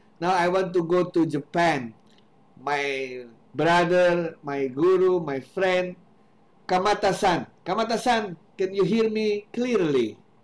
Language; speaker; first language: English; non-native, fluent; Indonesian